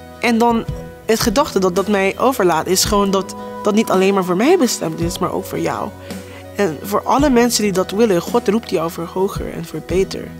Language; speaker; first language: Dutch; non-native, local second language; Papiamento